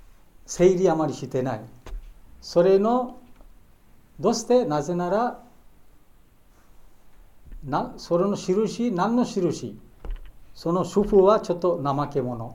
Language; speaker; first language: Japanese; non-native, learner; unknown